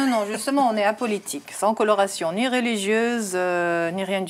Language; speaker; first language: French; native; French